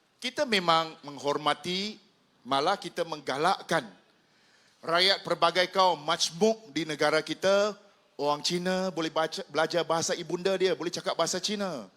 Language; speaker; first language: Malay; non-native, local second language; Chinese